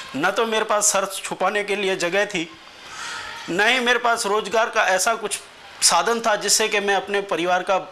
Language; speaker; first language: Hindi; non-native, local second language; Sindhi